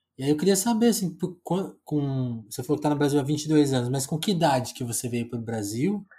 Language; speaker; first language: Portuguese; native; Portuguese